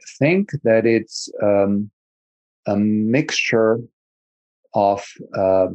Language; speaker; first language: English; non-native, fluent; German